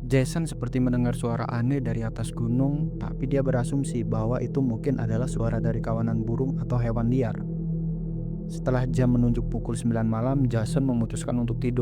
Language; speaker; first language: Indonesian; native; Indonesian